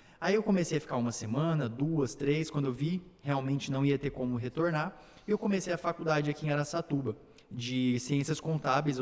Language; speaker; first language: Portuguese; early bilingual, other home language; Slovak